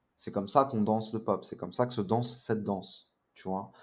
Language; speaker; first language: French; native; French